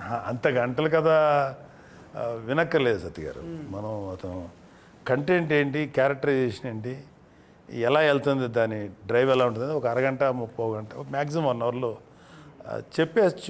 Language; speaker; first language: Telugu; native; Telugu